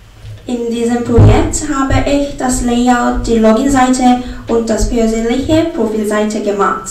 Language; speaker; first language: German; non-native, learner; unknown